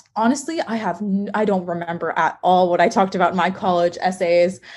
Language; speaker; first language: English; native; English